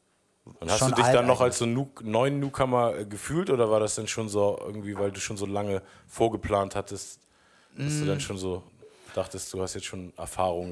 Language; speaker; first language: German; native; German